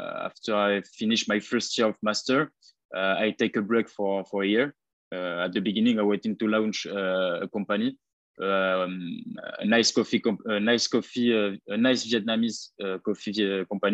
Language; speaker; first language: English; non-native, fluent; French